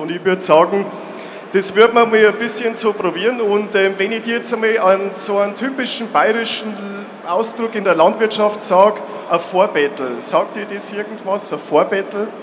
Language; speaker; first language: German; native; German